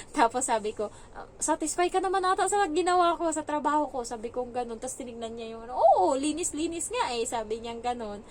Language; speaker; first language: Filipino; native; Filipino